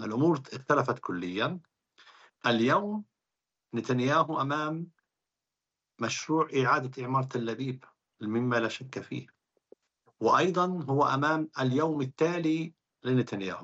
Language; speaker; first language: Arabic; native; Arabic